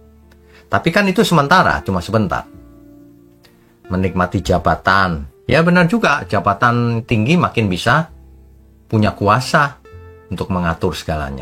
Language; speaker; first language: Indonesian; native; Indonesian